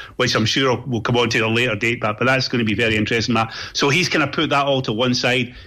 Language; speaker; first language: English; native; English